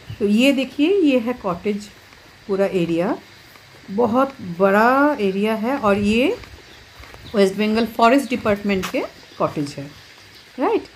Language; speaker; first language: Hindi; non-native, local second language; Bangla